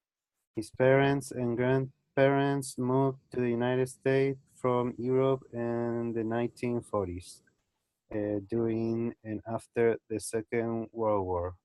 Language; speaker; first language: English; non-native, learner; Spanish